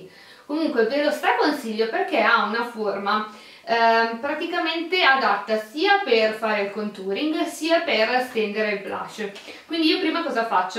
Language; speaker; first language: Italian; native; Italian